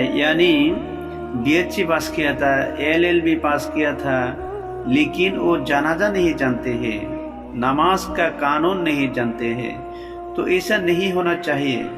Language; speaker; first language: Hindi; non-native, local second language; Bangla